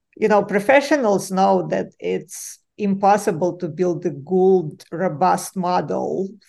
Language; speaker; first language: English; non-native, fluent; Ukrainian